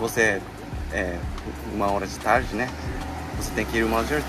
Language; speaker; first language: Portuguese; non-native, learner; Japanese